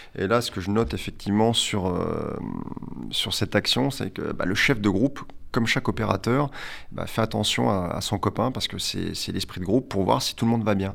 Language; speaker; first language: French; native; French